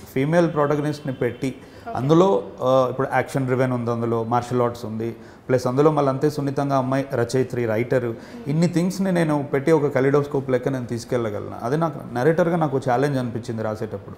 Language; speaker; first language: Telugu; native; Telugu